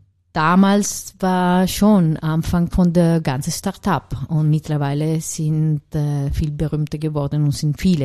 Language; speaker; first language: German; non-native, learner; Italian